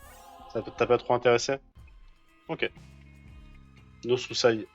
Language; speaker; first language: French; native; French